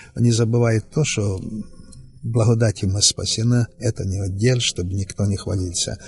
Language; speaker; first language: Russian; non-native, local second language; Rusyn